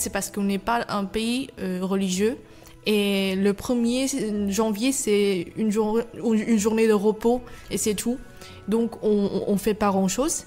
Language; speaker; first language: French; non-native, fluent; Vietnamese